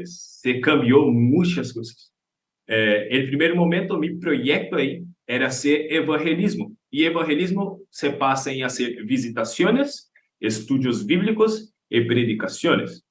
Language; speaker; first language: Spanish; non-native, learner; Portuguese